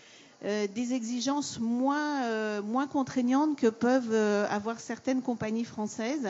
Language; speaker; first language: French; native; French